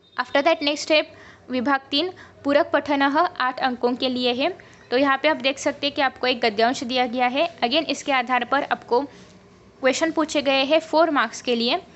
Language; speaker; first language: Hindi; non-native, local second language; Marathi